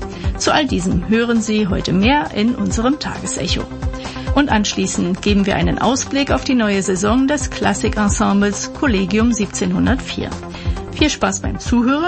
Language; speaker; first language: German; native; German